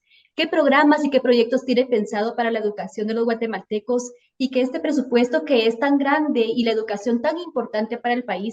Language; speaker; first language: Spanish; native; Spanish